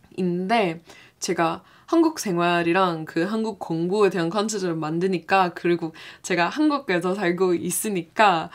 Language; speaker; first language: Korean; non-native, fluent; English